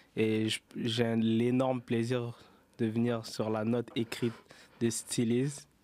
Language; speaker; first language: French; native; French